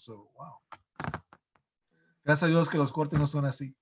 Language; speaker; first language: Spanish; early bilingual, heritage; English